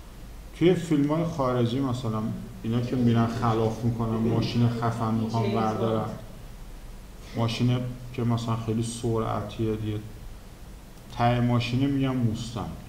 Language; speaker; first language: Persian; native; Persian